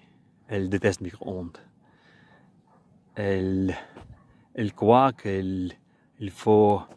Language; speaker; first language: French; non-native, learner; Ukrainian